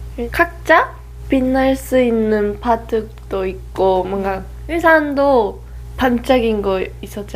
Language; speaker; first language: Korean; non-native, fluent; Japanese